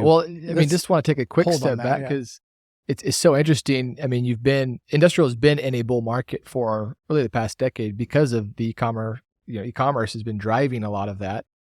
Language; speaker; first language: English; native; English